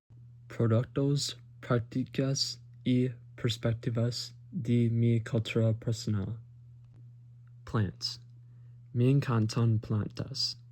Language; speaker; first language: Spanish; non-native, learner; English